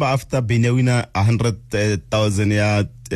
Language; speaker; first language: English; non-native, local second language; Tswana